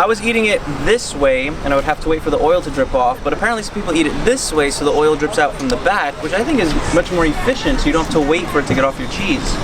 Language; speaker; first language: English; native; English